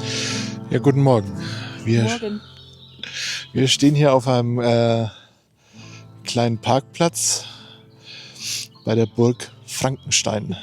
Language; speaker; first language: German; native; German